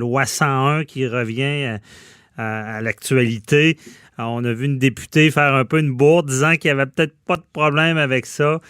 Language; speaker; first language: French; native; French